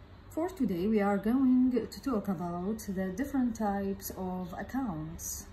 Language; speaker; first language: English; non-native, fluent; Arabic